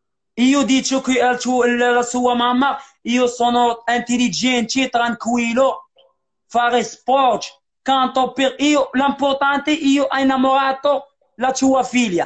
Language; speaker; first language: Italian; non-native, learner; Arabic